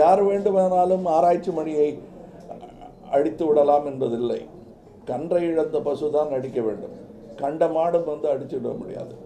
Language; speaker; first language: Tamil; native; Tamil